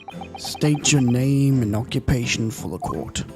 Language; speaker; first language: English; native; English